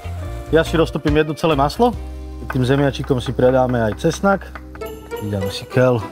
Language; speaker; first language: Slovak; native; Slovak